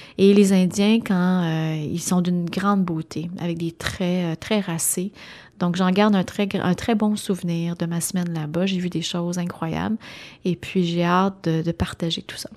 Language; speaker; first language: French; native; French